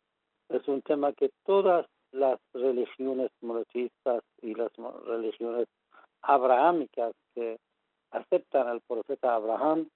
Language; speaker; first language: Spanish; non-native, fluent; Persian